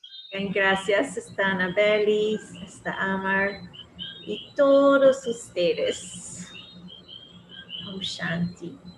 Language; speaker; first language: Spanish; non-native, fluent; English